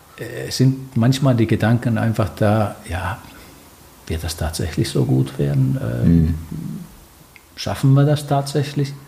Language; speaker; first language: German; non-native, fluent; Finnish